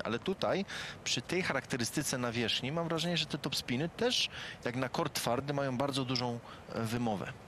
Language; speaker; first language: Polish; native; Polish